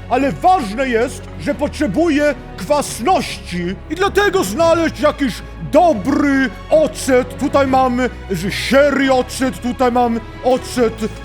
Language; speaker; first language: Polish; non-native, learner; Swedish